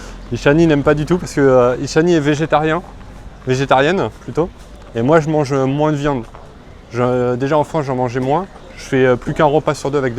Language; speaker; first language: French; native; French